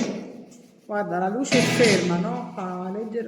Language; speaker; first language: Italian; native; Italian